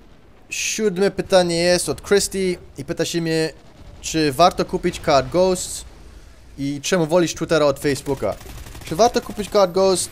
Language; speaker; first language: Polish; early bilingual, heritage; Polish